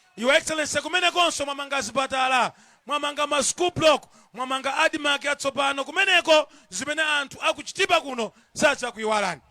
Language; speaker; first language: Nyanja; non-native, local second language; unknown